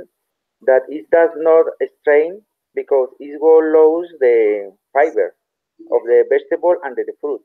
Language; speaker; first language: English; non-native, learner; Spanish